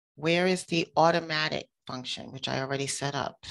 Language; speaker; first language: English; native; English